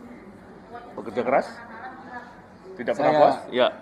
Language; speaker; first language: Indonesian; native; Indonesian